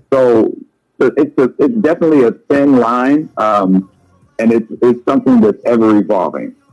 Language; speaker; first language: English; native; English